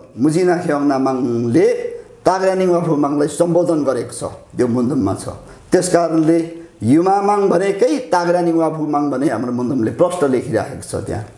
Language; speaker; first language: Nepali; non-native, local second language; Limbu